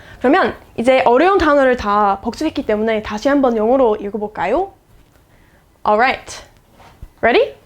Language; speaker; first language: Korean; non-native, fluent; English